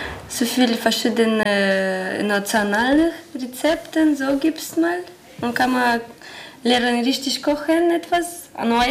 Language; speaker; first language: German; non-native, learner; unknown